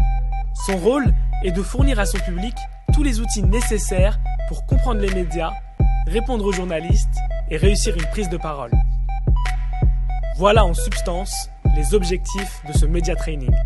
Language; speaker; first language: French; native; French